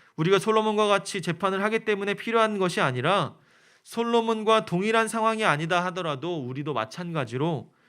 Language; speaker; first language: Korean; native; Korean